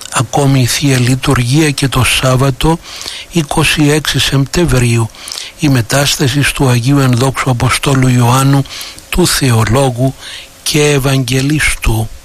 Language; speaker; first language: Greek; native; Greek